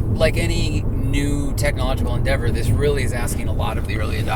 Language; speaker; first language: English; native; English